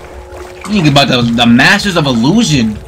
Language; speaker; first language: English; native; English